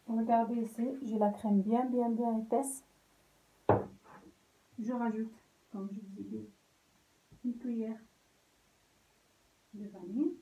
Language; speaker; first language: French; non-native, local second language; Arabic